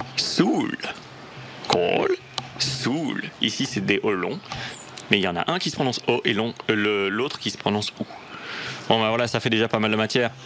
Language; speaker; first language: French; native; French